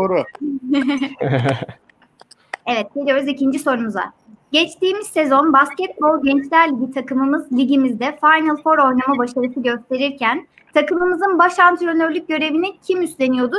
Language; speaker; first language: Turkish; native; Turkish